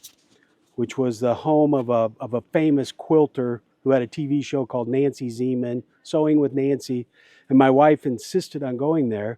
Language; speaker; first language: English; native; English